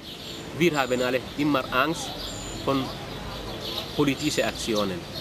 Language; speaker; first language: German; non-native, fluent; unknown